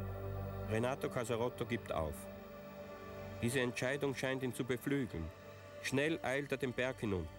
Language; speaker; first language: German; native; German